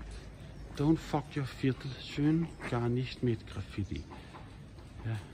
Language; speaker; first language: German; non-native, learner; Danish